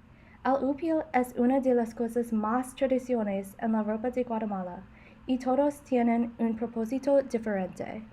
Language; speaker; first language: Spanish; non-native, learner; English